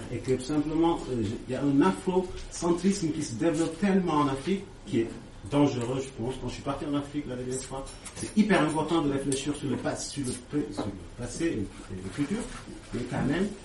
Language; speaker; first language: French; non-native, local second language; Wolof